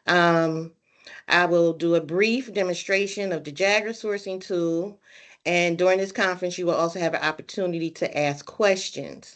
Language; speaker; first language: English; native; English